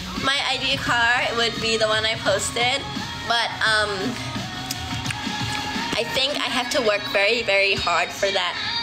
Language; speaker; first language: English; early bilingual, other home language; Thai